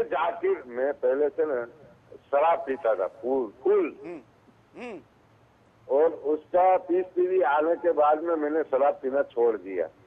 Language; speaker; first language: Hindi; non-native, local second language; Gujarati